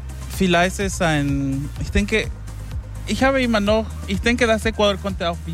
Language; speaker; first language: German; non-native, learner; Spanish